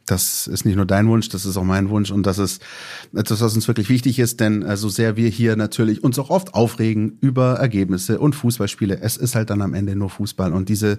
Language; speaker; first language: German; native; German